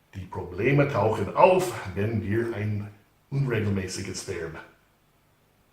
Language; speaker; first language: German; non-native, fluent; English